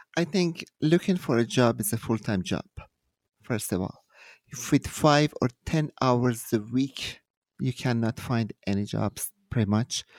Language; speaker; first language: English; non-native, fluent; Persian